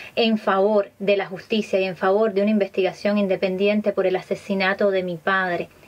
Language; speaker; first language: Spanish; native; Spanish